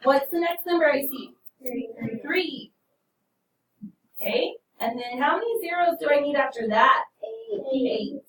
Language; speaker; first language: English; native; English